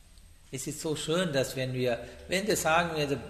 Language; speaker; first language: German; non-native, learner; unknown